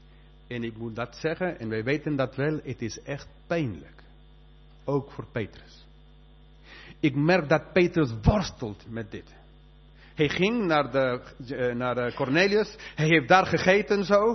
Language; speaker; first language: Dutch; non-native, fluent; Spanish